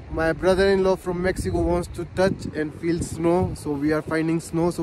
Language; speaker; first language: English; non-native, local second language; Hindi